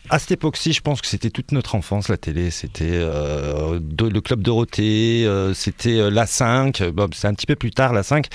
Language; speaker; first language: French; early bilingual, other home language; Arabic